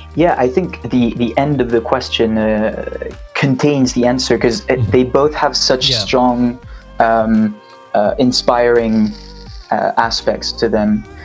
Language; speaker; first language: English; non-native, fluent; French